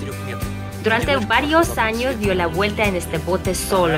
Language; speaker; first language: Spanish; non-native, fluent; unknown